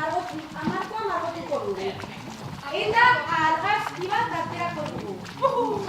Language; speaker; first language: Basque; non-native, local second language; Spanish